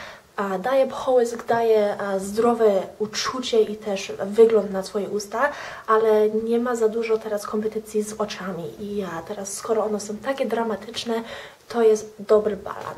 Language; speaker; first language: Polish; early bilingual, heritage; Polish